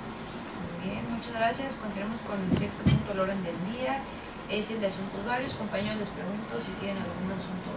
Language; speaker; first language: Spanish; native; Spanish